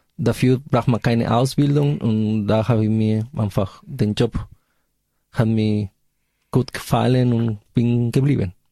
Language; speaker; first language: German; non-native, fluent; Spanish